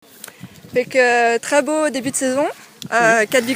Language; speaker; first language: French; native; French